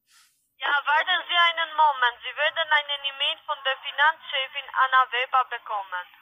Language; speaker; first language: German; non-native, learner; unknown